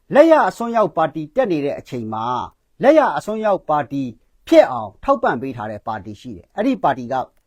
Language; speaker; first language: Burmese; non-native, local second language; Kachin